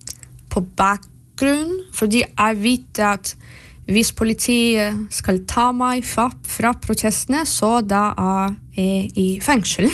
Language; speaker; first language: Norwegian; non-native, fluent; Russian